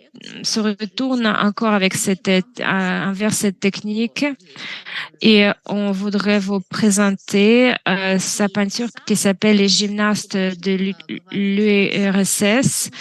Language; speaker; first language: French; non-native, fluent; Russian